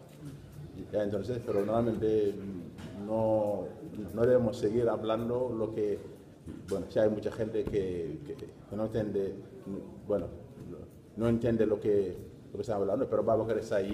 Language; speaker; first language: Spanish; non-native, fluent; Wolof